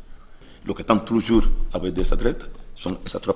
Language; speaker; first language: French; non-native, learner; Spanish